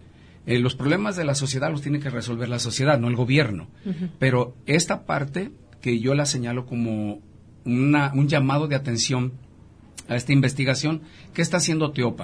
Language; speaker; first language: Spanish; native; Spanish